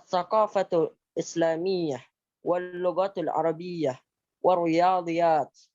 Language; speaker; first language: Arabic; non-native, learner; Indonesian